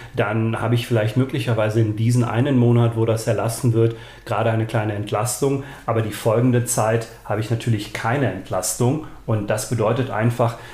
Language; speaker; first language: German; early bilingual, other home language; Bosnian